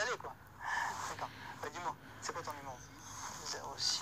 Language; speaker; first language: French; native; French